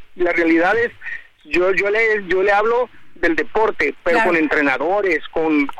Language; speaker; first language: Spanish; native; Spanish